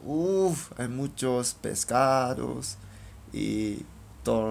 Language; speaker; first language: Spanish; non-native, learner; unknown